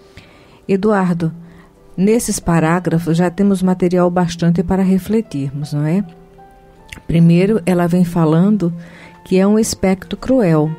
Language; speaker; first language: Portuguese; native; Portuguese